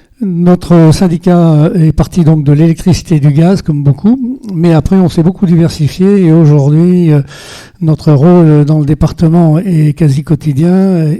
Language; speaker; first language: French; native; French